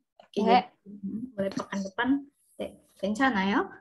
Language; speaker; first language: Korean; non-native, fluent; Indonesian